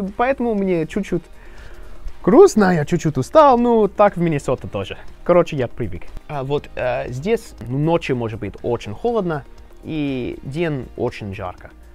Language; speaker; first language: Russian; non-native, learner; English